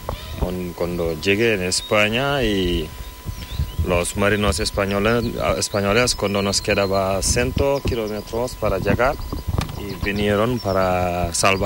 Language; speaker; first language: Spanish; non-native, learner; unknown